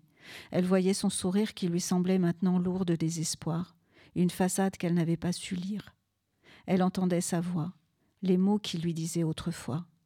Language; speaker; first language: French; native; French